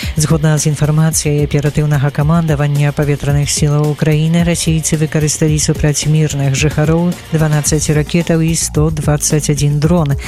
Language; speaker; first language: Belarusian; native; Belarusian